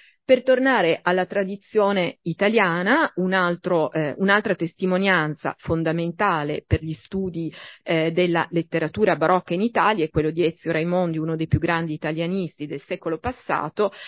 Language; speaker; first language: Italian; native; Italian